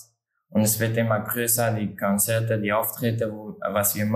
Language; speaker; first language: German; non-native, learner; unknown